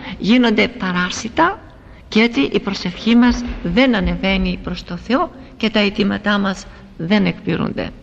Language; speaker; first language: Greek; native; Greek